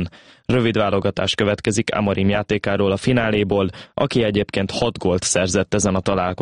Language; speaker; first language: Hungarian; native; Hungarian